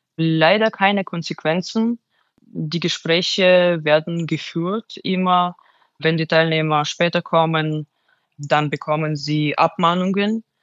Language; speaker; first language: German; non-native, fluent; Russian